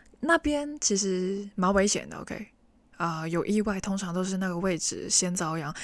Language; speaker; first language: Chinese; non-native, local second language; Cantonese